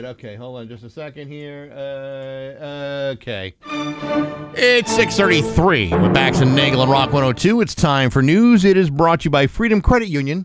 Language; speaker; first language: English; native; English